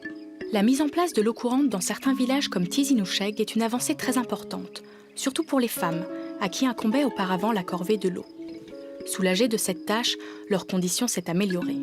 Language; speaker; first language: French; native; French